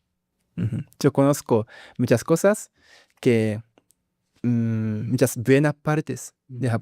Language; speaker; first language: Spanish; non-native, learner; Japanese